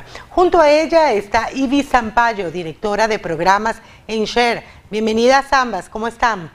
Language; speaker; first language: Spanish; native; Spanish